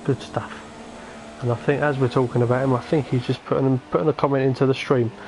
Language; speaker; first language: English; native; English